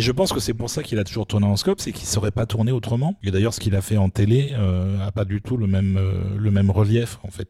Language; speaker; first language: French; native; French